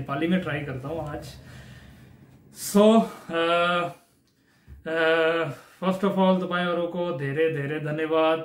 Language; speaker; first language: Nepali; non-native, learner; Urdu